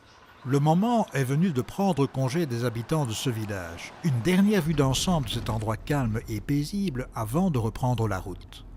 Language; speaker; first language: French; native; French